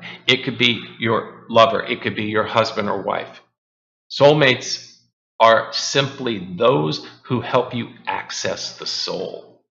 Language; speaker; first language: English; native; English